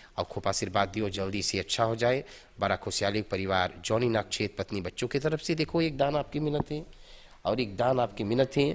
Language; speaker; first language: Hindi; early bilingual, heritage; Hindi